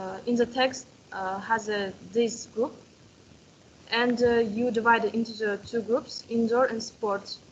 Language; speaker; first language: English; non-native, learner; Kazakh